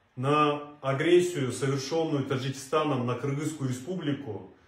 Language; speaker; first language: Russian; non-native, local second language; Kyrgyz